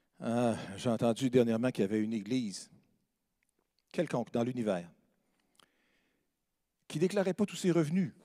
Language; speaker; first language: French; native; French